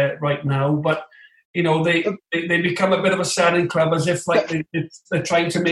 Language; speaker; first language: English; native; English